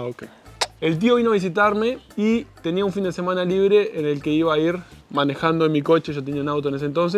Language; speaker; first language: Spanish; native; Spanish